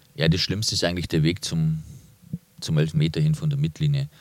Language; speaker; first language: German; native; German